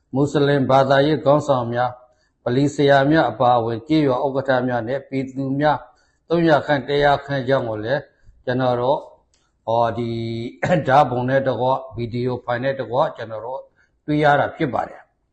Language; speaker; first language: Burmese; native; Burmese